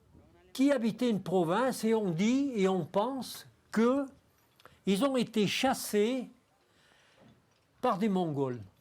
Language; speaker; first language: French; native; French